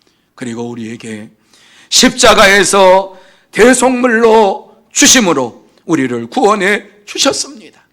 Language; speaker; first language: Korean; native; Korean